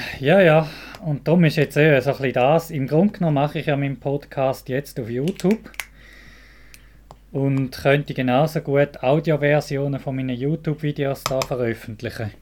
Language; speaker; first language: German; native; German